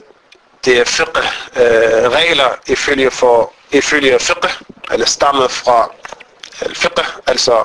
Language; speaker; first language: Danish; non-native, fluent; Arabic